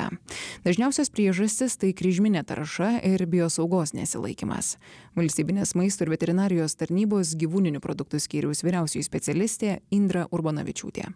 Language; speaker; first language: Lithuanian; native; Lithuanian